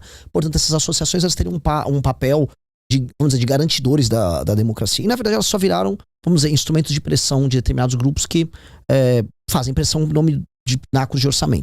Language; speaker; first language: Portuguese; native; Portuguese